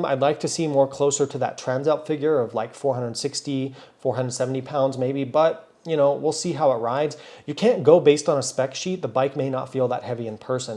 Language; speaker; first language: English; native; English